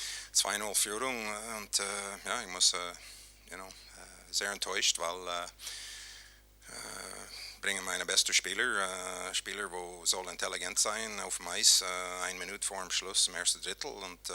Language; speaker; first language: German; non-native, fluent; English